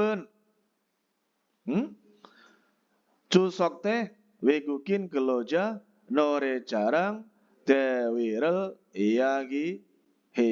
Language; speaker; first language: Korean; non-native, fluent; Indonesian